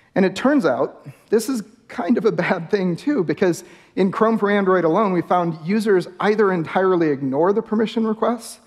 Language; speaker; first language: English; native; English